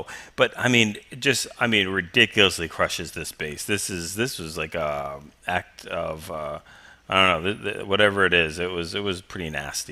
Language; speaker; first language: English; native; English